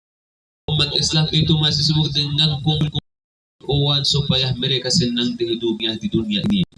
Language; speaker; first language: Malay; non-native, fluent; Arabic